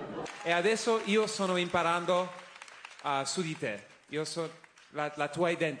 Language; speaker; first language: Italian; non-native, fluent; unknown